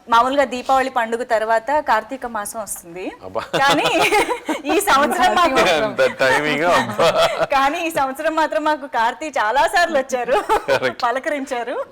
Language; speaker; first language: Telugu; native; Telugu